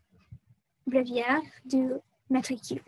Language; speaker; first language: French; non-native, learner; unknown